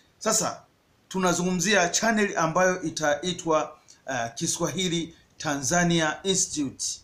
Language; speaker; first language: Swahili; native; Swahili